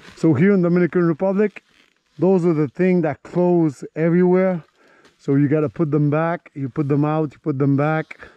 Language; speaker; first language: English; non-native, local second language; French